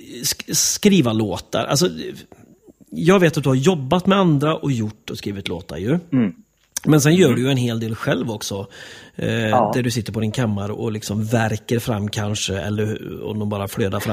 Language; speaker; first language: Swedish; native; Swedish